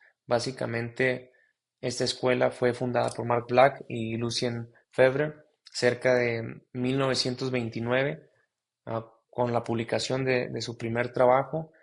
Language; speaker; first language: Spanish; native; Spanish